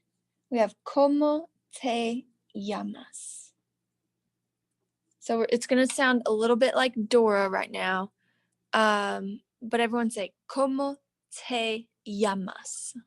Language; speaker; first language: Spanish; non-native, learner; English